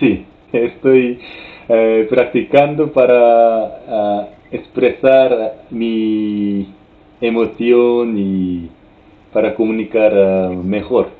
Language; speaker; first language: Spanish; non-native, learner; Korean